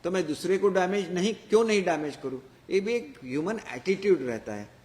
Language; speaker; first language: Hindi; non-native, local second language; Marathi